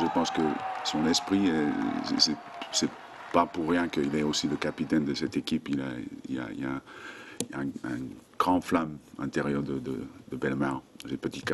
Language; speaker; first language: French; non-native, fluent; Finnish